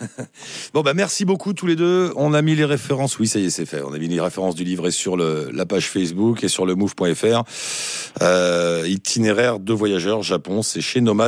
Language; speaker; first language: French; native; French